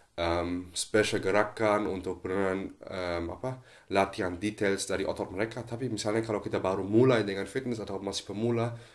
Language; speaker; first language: Indonesian; non-native, fluent; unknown